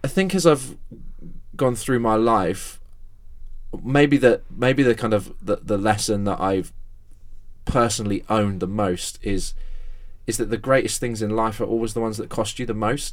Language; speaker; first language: English; native; English